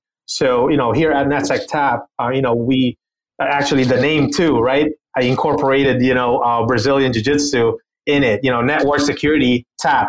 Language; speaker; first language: English; non-native, local second language; Filipino